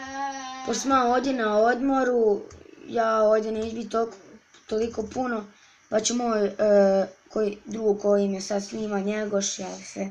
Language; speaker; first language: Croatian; early bilingual, heritage; Serbian